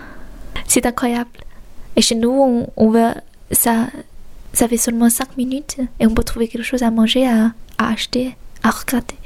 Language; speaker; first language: French; non-native, fluent; Chinese